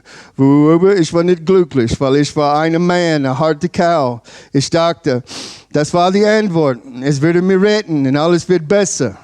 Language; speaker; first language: German; non-native, learner; English